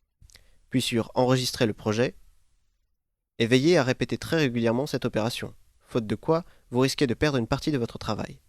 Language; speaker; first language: French; native; French